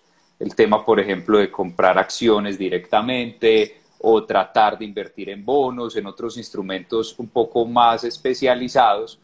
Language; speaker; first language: Spanish; native; Spanish